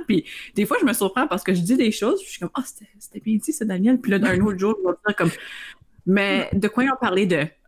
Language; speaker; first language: French; native; French